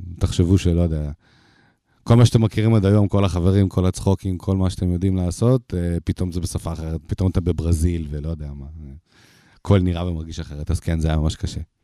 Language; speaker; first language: Hebrew; early bilingual, other home language; Russian